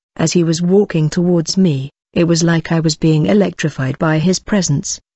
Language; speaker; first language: English; non-native, local second language; Zulu